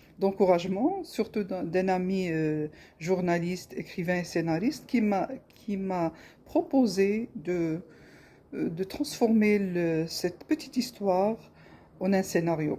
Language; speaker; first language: French; non-native, local second language; Arabic